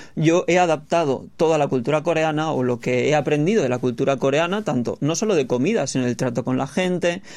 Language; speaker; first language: Spanish; native; Spanish